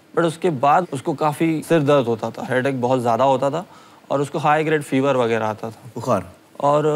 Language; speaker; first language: Hindi; non-native, local second language; Marathi